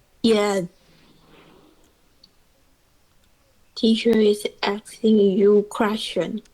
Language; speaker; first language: English; non-native, learner; Chinese